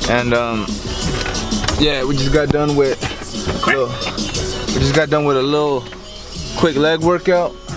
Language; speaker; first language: English; early bilingual, other home language; Spanish